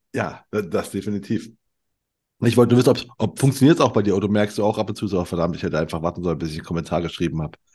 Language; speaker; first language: German; native; German